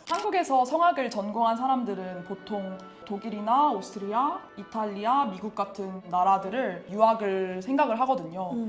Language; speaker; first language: Korean; native; Korean